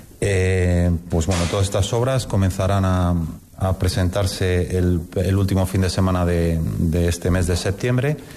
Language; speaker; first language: Spanish; native; Spanish